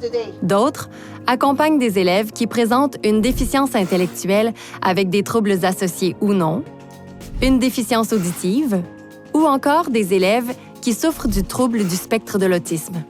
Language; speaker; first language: French; native; French